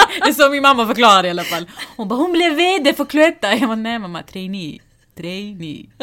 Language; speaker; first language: Swedish; early bilingual, other home language; Persian